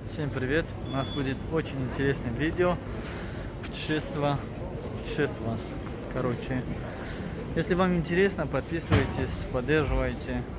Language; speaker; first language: Russian; non-native, learner; Tajik